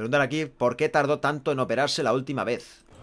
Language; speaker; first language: Spanish; native; Spanish